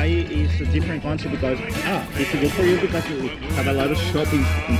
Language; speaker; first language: English; non-native, learner; Spanish